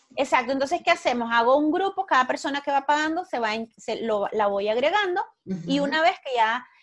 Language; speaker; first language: Spanish; native; Spanish